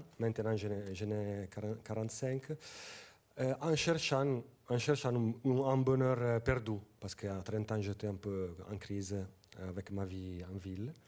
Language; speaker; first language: French; non-native, fluent; Italian